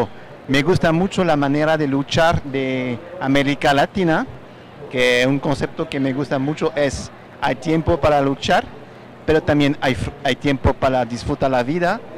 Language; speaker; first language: Spanish; non-native, fluent; French